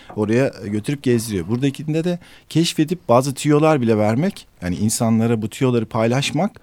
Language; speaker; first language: Turkish; native; Turkish